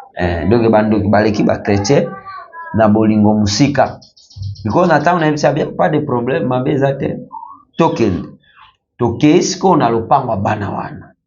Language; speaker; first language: Lingala; native; Lingala